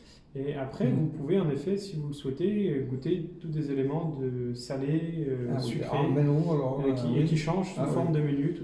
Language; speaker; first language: French; native; French